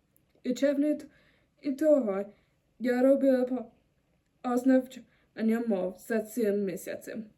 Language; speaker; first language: Ukrainian; non-native, learner; German